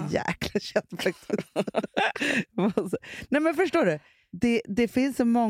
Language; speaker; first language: Swedish; native; Swedish